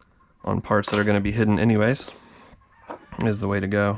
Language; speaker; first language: English; native; English